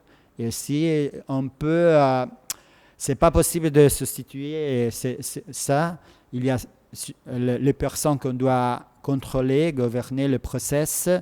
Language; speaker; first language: French; non-native, fluent; Italian